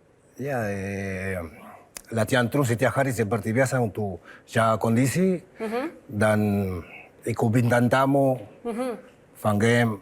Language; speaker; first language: Indonesian; non-native, fluent; Spanish